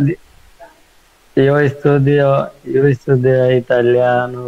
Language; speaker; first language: Italian; non-native, learner; Bangla